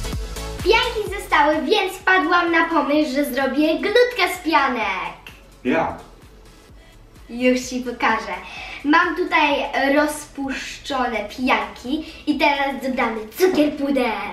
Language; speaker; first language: Polish; early bilingual, heritage; Polish